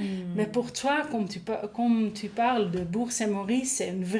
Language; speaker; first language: French; non-native, learner; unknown